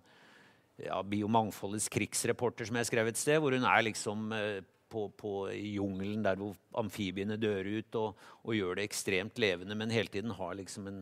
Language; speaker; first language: Norwegian; native; Norwegian